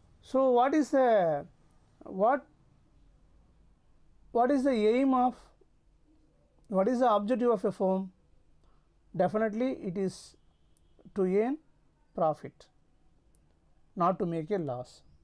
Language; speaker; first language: English; non-native, local second language; Tamil